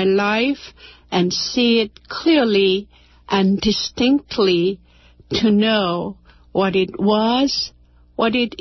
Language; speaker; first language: English; non-native, fluent; Korean